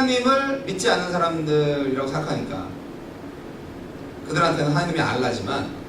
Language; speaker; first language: Korean; native; Korean